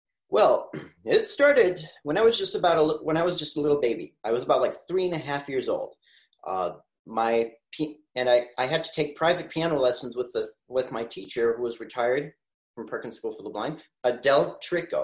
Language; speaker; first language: English; early bilingual, other home language; Russian